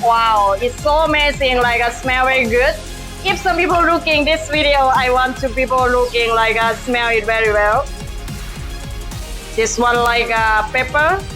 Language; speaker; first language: English; non-native, learner; Thai